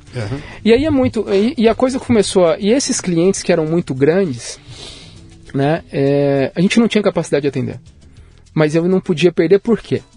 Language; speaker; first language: Portuguese; native; Portuguese